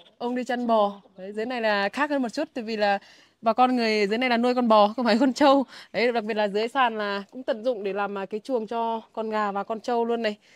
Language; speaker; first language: Vietnamese; native; Vietnamese